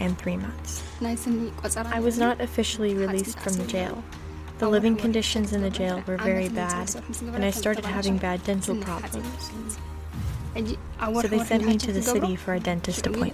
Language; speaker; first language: English; non-native, fluent; Arabic